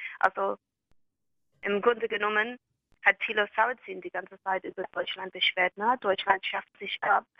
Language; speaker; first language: German; non-native, fluent; English